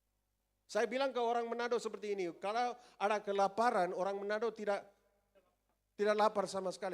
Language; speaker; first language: Indonesian; non-native, fluent; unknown